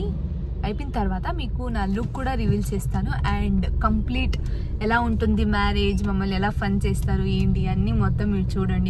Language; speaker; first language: Telugu; non-native, local second language; Kannada